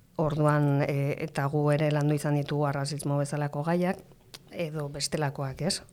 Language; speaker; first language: Basque; non-native, local second language; Spanish